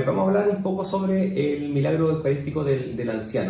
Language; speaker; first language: Spanish; native; Spanish